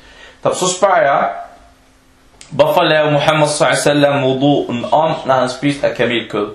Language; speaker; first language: Danish; early bilingual, other home language; Arabic